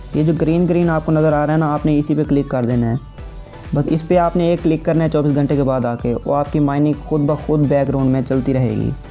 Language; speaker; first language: Urdu; native; Urdu